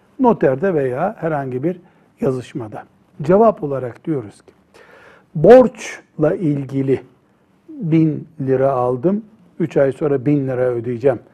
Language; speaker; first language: Turkish; native; Turkish